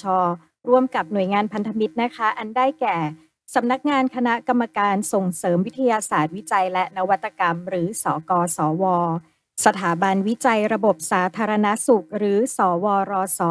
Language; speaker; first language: Thai; native; Thai